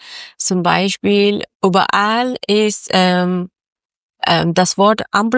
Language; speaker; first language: German; non-native, learner; Persian